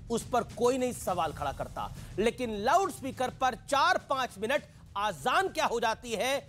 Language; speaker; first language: Hindi; native; Hindi